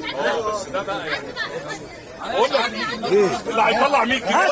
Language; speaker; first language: Arabic; native; Arabic